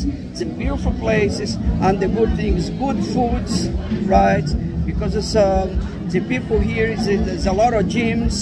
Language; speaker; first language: English; non-native, learner; Portuguese